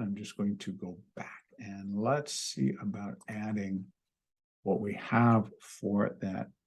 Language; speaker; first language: English; native; English